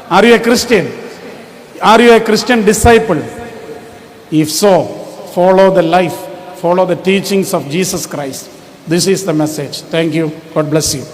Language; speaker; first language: English; non-native, local second language; Malayalam